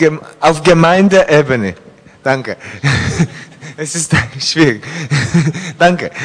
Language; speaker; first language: German; non-native, learner; French